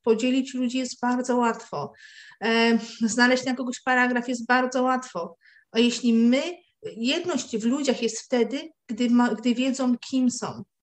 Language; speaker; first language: Polish; native; Polish